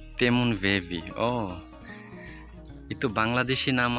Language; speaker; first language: Indonesian; non-native, learner; Bangla